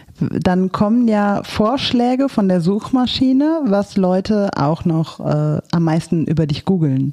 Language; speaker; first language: German; native; German